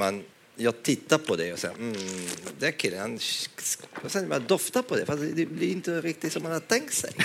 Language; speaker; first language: Swedish; non-native, fluent; French